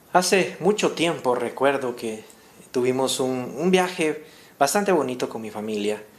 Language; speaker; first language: Spanish; native; Spanish